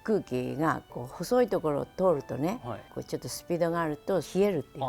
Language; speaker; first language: Japanese; native; Japanese